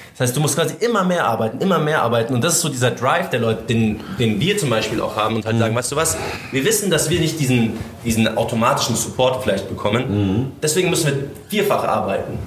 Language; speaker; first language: German; native; German